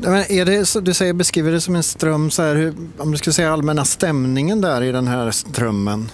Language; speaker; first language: Swedish; native; Swedish